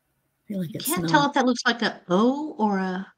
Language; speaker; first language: English; native; English